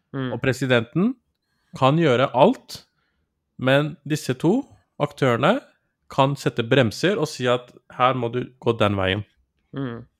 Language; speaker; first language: Norwegian; early bilingual, other home language; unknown